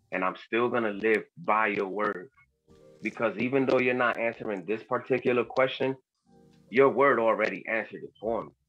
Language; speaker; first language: English; early bilingual, other home language; Spanish